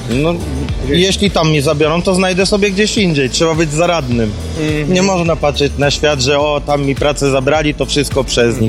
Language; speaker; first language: Polish; native; Polish